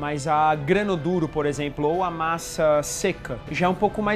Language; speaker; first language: Portuguese; native; Portuguese